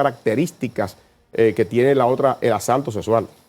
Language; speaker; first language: Spanish; native; Spanish